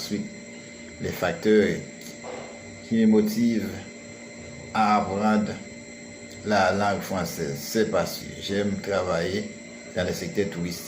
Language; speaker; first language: French; non-native, learner; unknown